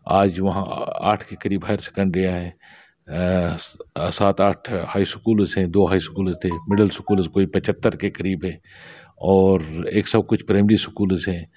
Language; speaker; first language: Hindi; non-native, local second language; Shina